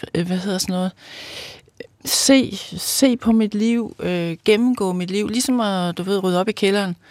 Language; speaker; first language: Danish; native; Danish